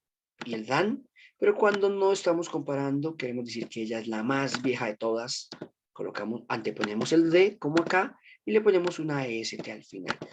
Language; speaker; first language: Spanish; native; Spanish